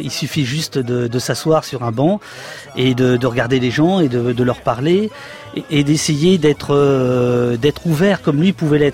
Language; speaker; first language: French; native; French